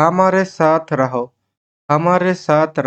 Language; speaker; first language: Hindi; non-native, learner; Bangla